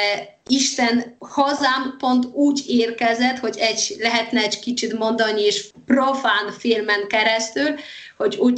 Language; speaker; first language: Hungarian; non-native, fluent; Polish